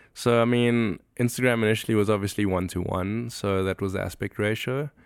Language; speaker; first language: English; native; English